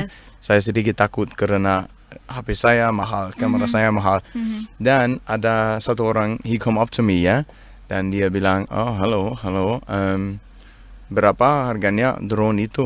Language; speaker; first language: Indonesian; non-native, learner; Danish